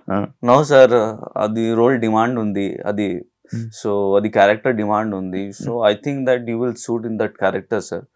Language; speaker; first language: Telugu; non-native, learner; Hindi